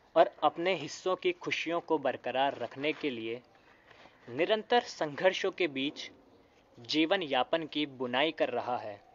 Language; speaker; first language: Hindi; native; Hindi